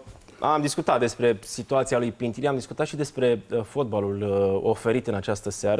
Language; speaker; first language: Romanian; native; Romanian